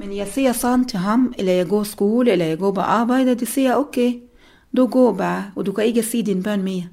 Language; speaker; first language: Danish; non-native, learner; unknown